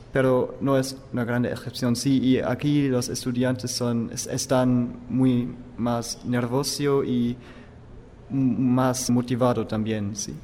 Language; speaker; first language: Spanish; non-native, learner; German